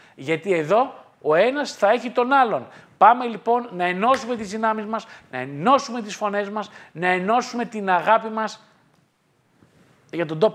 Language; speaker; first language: Greek; native; Greek